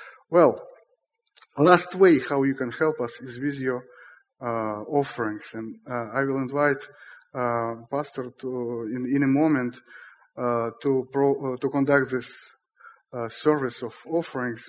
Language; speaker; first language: English; non-native, fluent; Russian